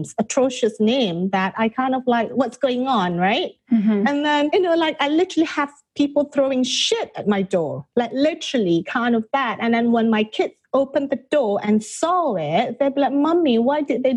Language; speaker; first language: English; non-native, local second language; Malay